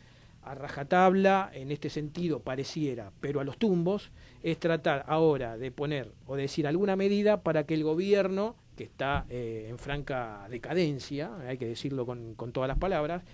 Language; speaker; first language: Spanish; native; Spanish